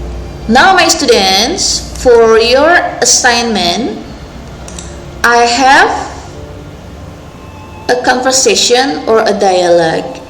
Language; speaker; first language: English; non-native, local second language; Indonesian